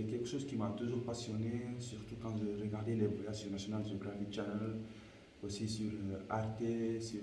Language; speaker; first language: French; non-native, local second language; Wolof